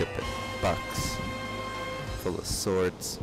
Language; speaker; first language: English; native; English